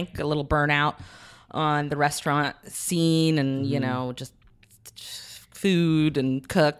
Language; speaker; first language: English; native; English